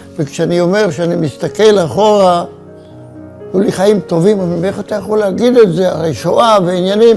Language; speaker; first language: Hebrew; non-native, fluent; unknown